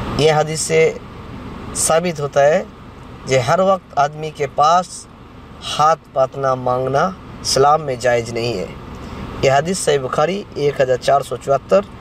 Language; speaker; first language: Hindi; non-native, local second language; Bangla